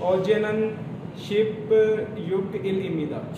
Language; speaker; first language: Korean; non-native, learner; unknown